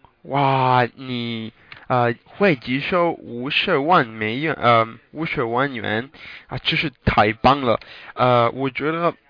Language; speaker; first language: Chinese; non-native, learner; English